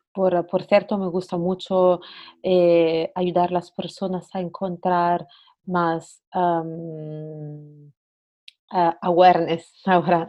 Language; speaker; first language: Spanish; non-native, fluent; Italian